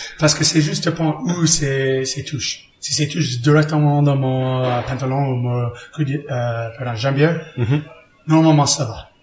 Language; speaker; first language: French; non-native, learner; English